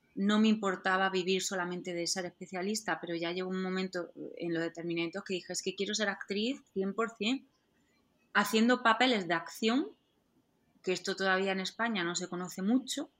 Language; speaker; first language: Spanish; native; Spanish